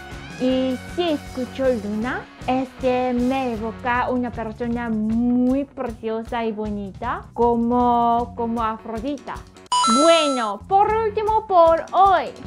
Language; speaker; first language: Spanish; non-native, learner; Korean